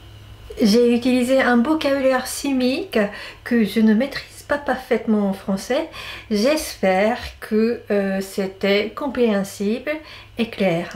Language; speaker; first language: French; non-native, fluent; Japanese